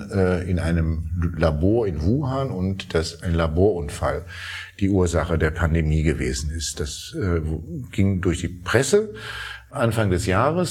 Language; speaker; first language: German; native; German